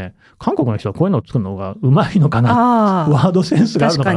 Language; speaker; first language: Japanese; native; Japanese